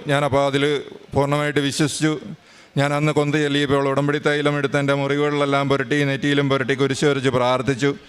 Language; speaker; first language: Malayalam; native; Malayalam